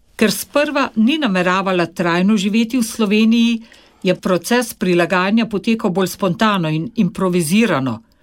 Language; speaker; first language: Slovenian; native; Slovenian